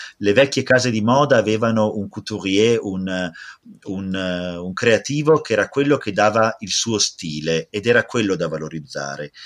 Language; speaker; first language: Italian; native; Italian